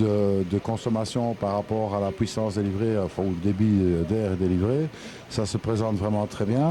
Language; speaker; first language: French; native; French